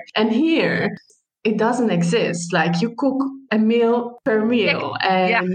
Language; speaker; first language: English; non-native, fluent; Arabic